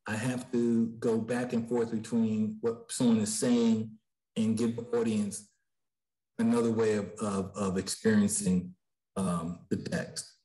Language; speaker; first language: English; native; English